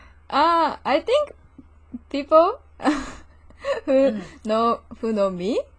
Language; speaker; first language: English; non-native, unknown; Japanese